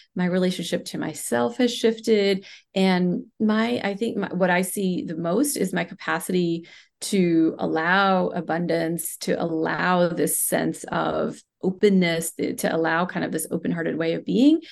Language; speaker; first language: English; non-native, local second language; Hindi